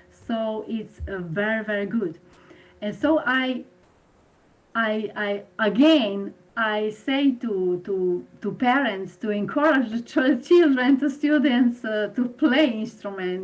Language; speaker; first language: English; non-native, fluent; Slovenian